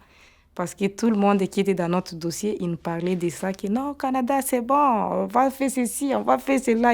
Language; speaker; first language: French; non-native, local second language; Swahili